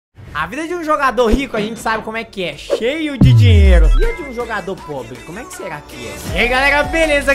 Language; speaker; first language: Portuguese; native; Portuguese